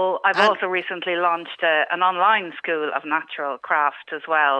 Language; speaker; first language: English; native; English